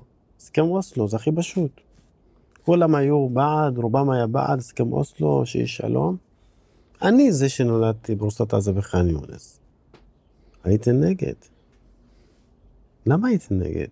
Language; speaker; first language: Hebrew; non-native, local second language; Arabic